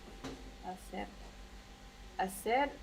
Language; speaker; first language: Spanish; non-native, learner; Russian